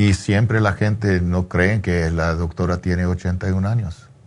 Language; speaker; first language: Spanish; early bilingual, heritage; English